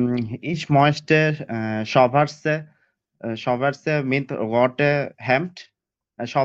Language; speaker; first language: German; non-native, learner; Bangla